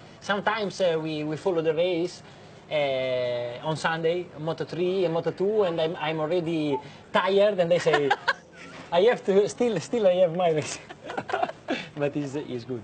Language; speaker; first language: English; non-native, learner; Italian